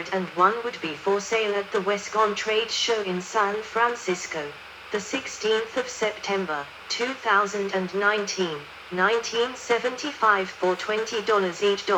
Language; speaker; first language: English; non-native, learner; Danish